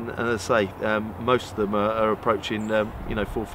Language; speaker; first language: English; native; English